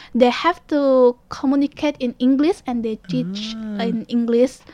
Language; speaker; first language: English; non-native, learner; Indonesian